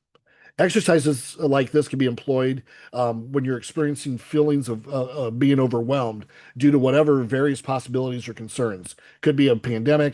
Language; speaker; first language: English; native; English